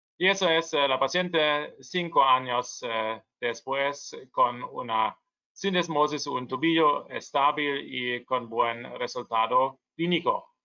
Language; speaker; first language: Spanish; non-native, learner; German